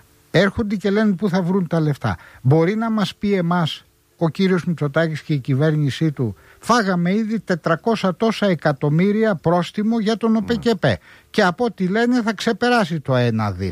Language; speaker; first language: Greek; native; Greek